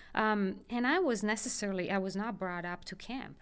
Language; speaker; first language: English; non-native, fluent; Italian